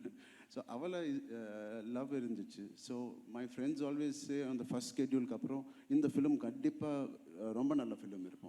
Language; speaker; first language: Tamil; non-native, local second language; Telugu